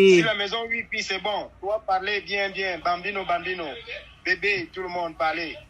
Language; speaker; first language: French; non-native, learner; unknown